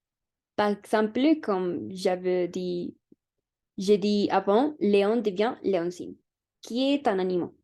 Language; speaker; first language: French; non-native, learner; Spanish